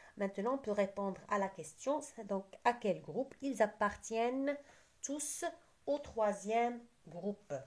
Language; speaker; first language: French; non-native, local second language; Arabic